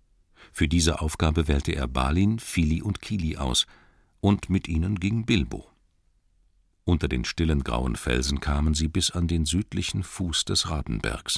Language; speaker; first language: German; native; German